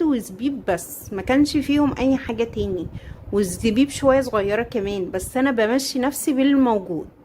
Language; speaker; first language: Arabic; native; Arabic